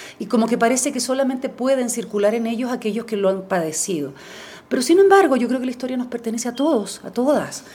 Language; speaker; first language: Spanish; native; Spanish